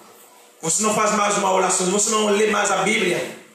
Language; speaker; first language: Portuguese; non-native, fluent; Haitian Creole